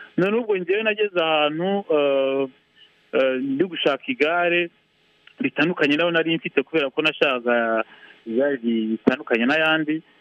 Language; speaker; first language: Kinyarwanda; early bilingual, heritage; Kinyarwanda